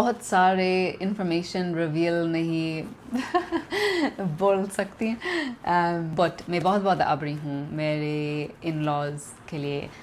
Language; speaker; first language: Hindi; non-native, learner; English